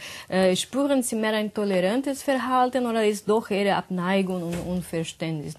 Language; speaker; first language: German; non-native, learner; Portuguese